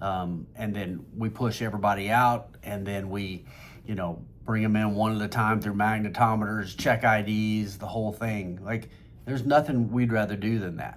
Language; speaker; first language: English; native; English